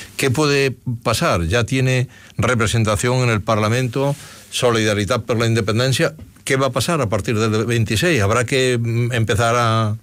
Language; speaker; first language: Spanish; native; Spanish